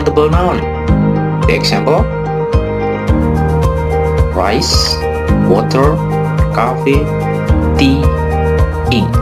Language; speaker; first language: English; non-native, learner; Indonesian